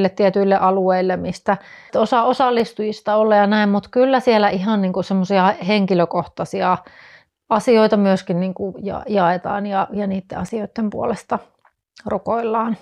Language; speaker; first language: Finnish; native; Finnish